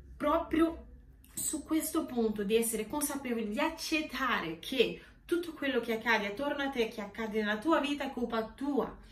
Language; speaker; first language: Italian; non-native, fluent; Portuguese